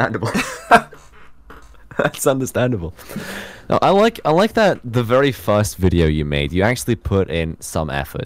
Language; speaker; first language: English; non-native, fluent; Norwegian